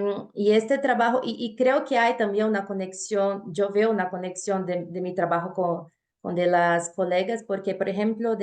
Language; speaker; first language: Spanish; non-native, fluent; Portuguese